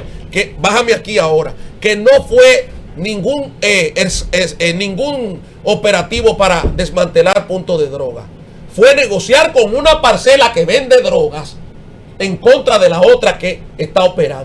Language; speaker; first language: Spanish; native; Spanish